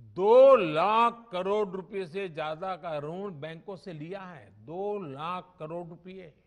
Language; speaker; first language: Hindi; non-native, local second language; Gujarati